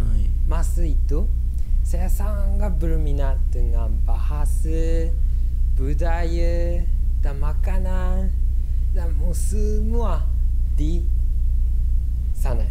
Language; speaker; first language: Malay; non-native, learner; Japanese